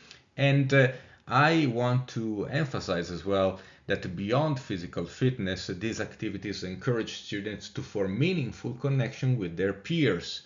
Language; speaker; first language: English; non-native, fluent; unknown